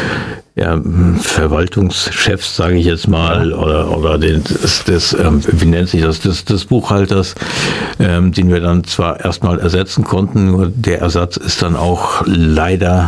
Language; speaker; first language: German; native; German